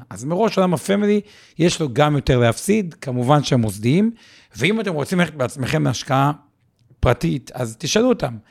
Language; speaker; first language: Hebrew; native; Hebrew